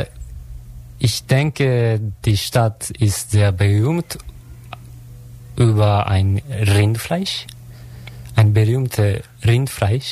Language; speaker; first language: German; non-native, learner; Japanese